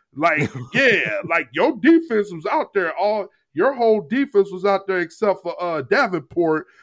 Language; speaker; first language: English; native; English